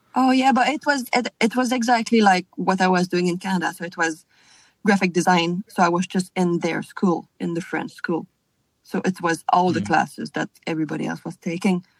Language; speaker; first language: English; non-native, fluent; French